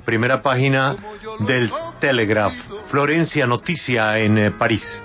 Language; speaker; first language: Spanish; native; Spanish